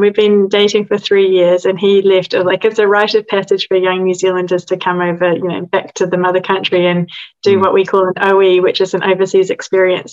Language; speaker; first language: English; native; English